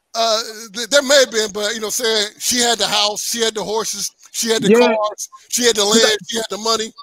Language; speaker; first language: English; native; English